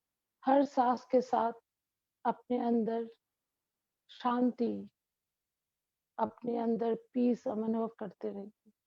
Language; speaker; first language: Hindi; non-native, local second language; Bangla